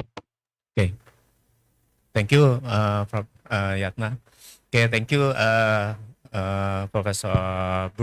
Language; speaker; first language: English; non-native, learner; Indonesian